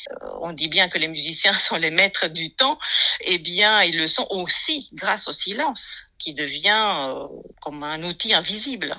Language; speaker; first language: French; non-native, fluent; Romanian